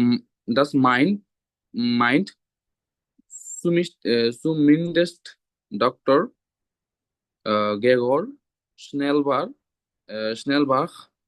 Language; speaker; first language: German; non-native, learner; Bangla